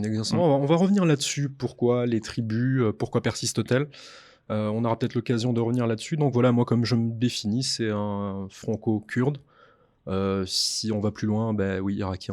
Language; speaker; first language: French; native; French